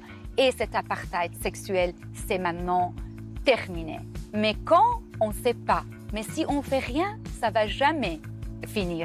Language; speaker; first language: French; non-native, fluent; Persian